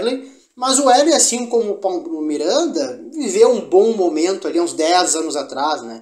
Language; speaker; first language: Portuguese; native; Portuguese